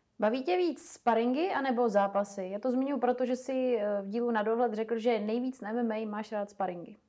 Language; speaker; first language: Czech; native; Czech